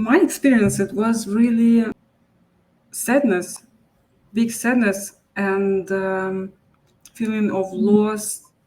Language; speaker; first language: English; non-native, local second language; Russian